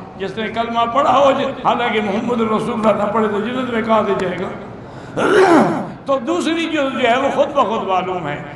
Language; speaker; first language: Urdu; native; Urdu